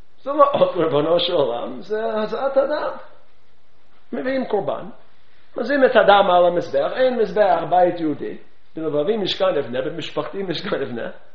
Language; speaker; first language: Hebrew; non-native, fluent; English